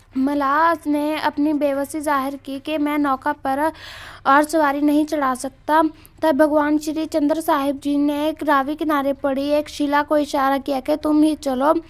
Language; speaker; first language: Hindi; non-native, local second language; Punjabi